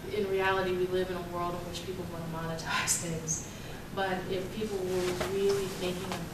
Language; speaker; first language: English; native; English